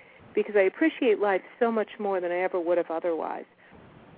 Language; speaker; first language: English; native; English